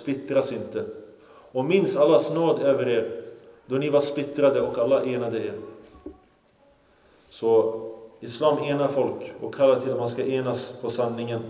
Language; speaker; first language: Swedish; non-native, local second language; Arabic